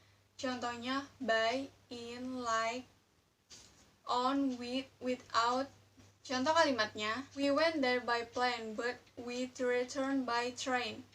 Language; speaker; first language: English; non-native, learner; Indonesian